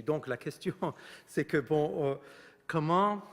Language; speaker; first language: French; non-native, fluent; Arabic